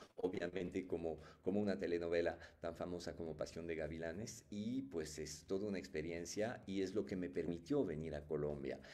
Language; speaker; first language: Spanish; non-native, fluent; French